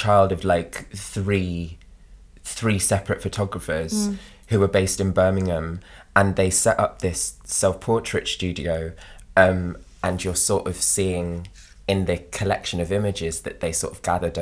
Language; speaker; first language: English; native; English